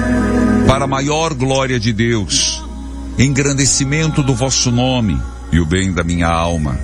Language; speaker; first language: Portuguese; native; Portuguese